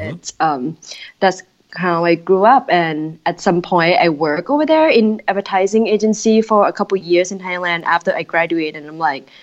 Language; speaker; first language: English; non-native, fluent; Thai